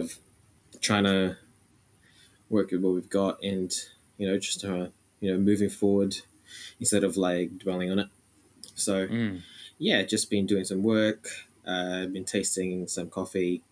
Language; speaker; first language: English; non-native, local second language; Filipino